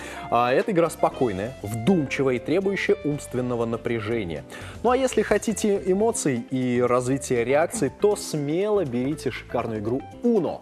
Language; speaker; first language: Russian; native; Russian